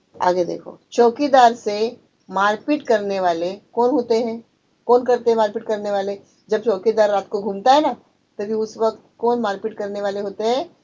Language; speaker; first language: Hindi; non-native, local second language; Marathi